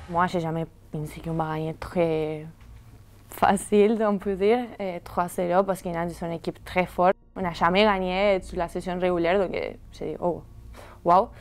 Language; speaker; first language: French; non-native, learner; Spanish